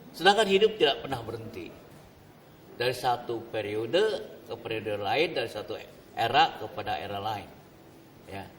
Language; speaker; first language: Indonesian; native; Indonesian